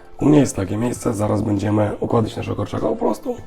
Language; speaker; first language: Polish; non-native, learner; Russian